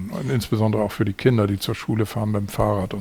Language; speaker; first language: German; native; German